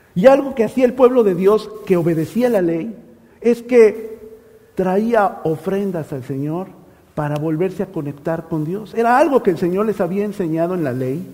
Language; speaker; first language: Spanish; native; Spanish